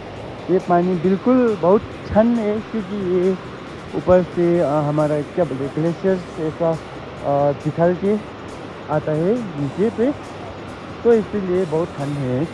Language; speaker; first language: Hindi; non-native, local second language; Nepali